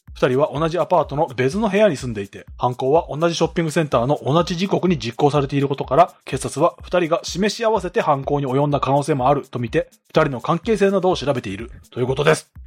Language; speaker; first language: Japanese; native; Japanese